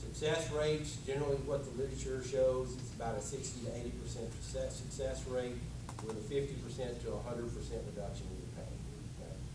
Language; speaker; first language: English; native; English